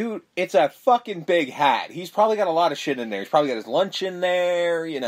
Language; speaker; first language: English; native; English